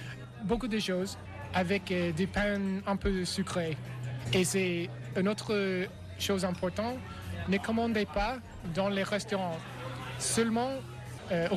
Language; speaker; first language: French; non-native, learner; English